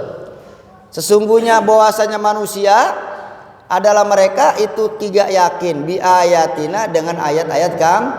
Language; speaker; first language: Malay; native; Malay